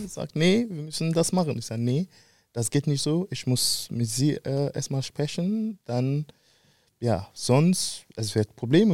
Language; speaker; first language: German; non-native, fluent; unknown